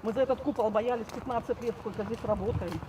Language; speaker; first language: Russian; native; Russian